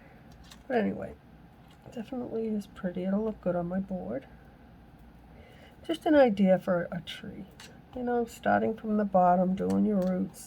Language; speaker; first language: English; native; English